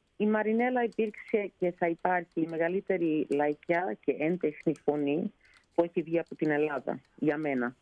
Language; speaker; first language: Greek; early bilingual, heritage; Greek